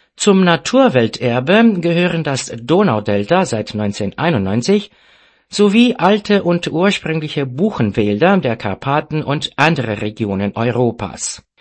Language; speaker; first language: German; non-native, fluent; Romanian